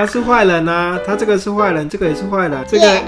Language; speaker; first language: Chinese; native; Chinese